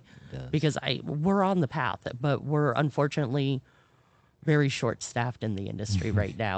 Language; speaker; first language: English; native; English